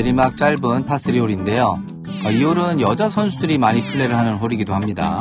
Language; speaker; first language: Korean; native; Korean